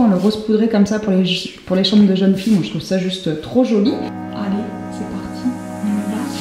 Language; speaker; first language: French; native; French